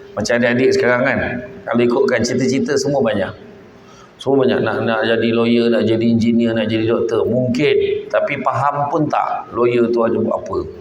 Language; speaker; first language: Malay; native; Malay